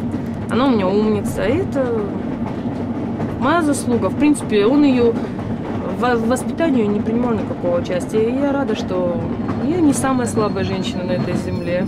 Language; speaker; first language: Russian; native; Russian